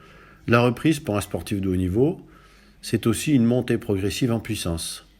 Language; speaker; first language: French; native; French